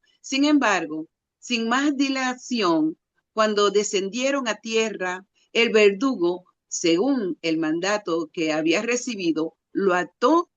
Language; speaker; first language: Spanish; native; Spanish